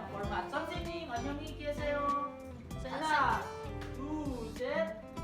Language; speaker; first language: Korean; non-native, fluent; Filipino